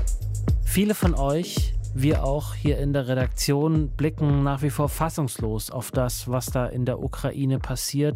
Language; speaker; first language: German; native; German